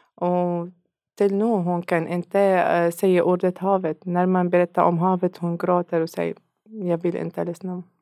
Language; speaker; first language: Swedish; non-native, learner; Arabic